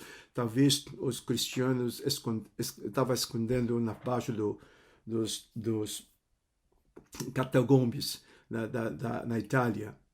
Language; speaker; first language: Portuguese; non-native, fluent; Cantonese